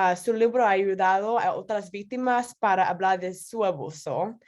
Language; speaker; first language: Spanish; non-native, learner; English